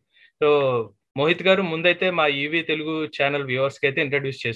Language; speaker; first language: Telugu; native; Telugu